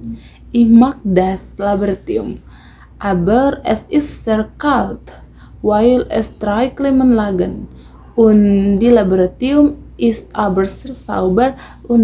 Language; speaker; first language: German; non-native, learner; Indonesian